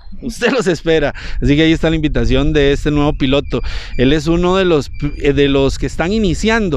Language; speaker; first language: Spanish; native; Spanish